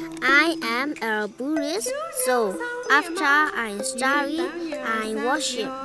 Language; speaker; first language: English; non-native, learner; Burmese